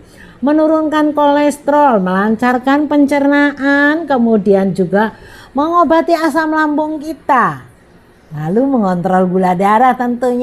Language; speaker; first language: Indonesian; native; Indonesian